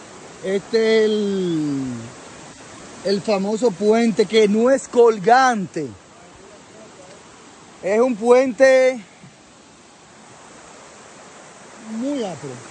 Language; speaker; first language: Spanish; native; Spanish